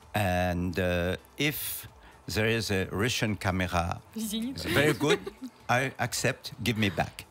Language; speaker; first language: English; non-native, learner; French